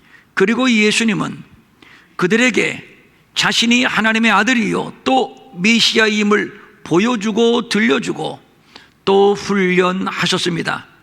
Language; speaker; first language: Korean; native; Korean